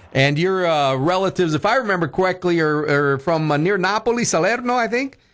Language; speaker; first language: English; early bilingual, other home language; Italian